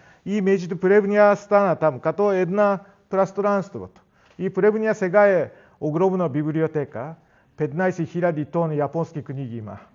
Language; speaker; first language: Bulgarian; non-native, learner; Japanese